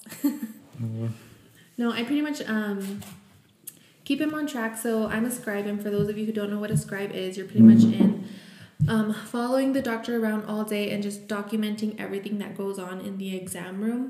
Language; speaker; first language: English; early bilingual, other home language; Spanish